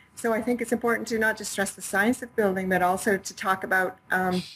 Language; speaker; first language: English; native; English